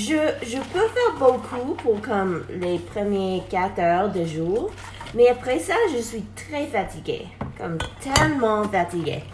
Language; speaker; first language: French; non-native, learner; English